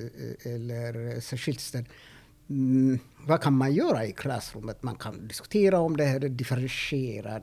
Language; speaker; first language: Swedish; non-native, fluent; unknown